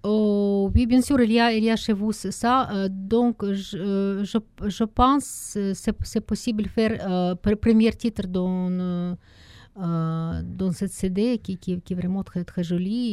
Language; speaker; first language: French; non-native, learner; Russian